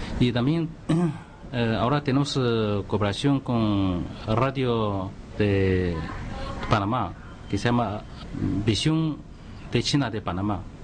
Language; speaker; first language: Spanish; non-native, fluent; Chinese